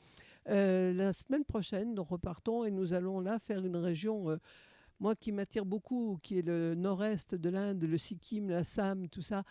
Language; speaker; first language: French; native; French